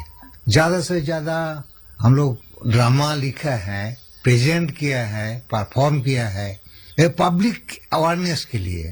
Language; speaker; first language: Hindi; non-native, local second language; Santali